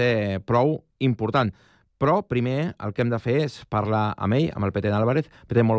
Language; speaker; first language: Catalan; native; Catalan